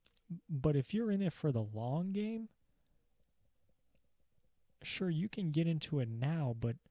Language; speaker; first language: English; native; English